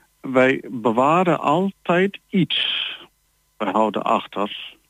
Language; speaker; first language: Dutch; non-native, learner; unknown